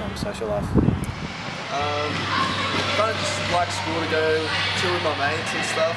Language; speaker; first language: English; native; English